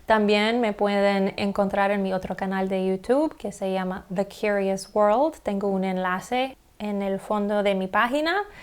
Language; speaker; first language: Spanish; non-native, fluent; English